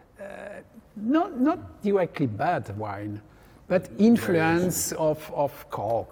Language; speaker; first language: English; non-native, learner; French